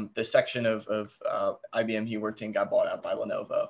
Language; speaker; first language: English; native; English